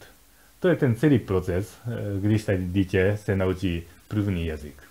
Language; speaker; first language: Czech; non-native, fluent; Japanese